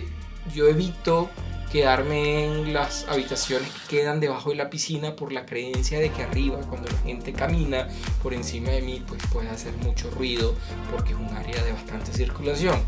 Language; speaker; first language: Spanish; native; Spanish